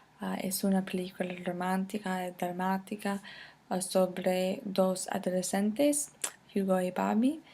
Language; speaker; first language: Spanish; non-native, fluent; English